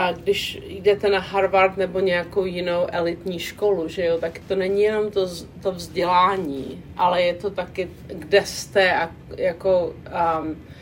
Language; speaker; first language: Czech; non-native, local second language; English